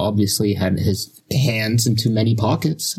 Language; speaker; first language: English; non-native, fluent; Russian